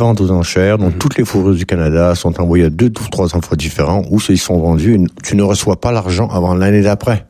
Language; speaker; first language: French; native; French